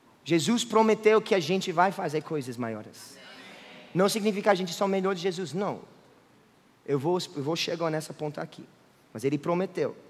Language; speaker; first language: Portuguese; non-native, fluent; English